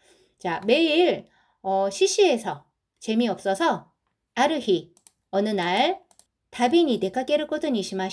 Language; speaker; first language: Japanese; non-native, local second language; Korean